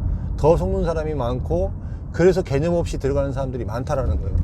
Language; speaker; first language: Korean; native; Korean